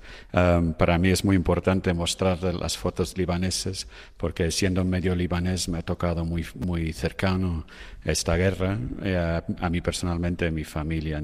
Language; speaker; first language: Spanish; non-native, fluent; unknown